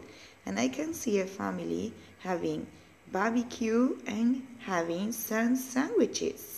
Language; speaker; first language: English; non-native, learner; Spanish